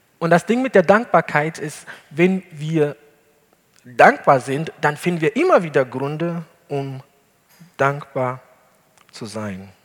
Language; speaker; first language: German; non-native, fluent; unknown